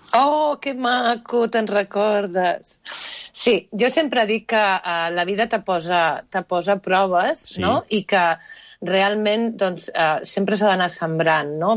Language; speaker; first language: Catalan; non-native, local second language; Spanish